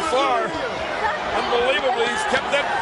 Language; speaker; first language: English; native; English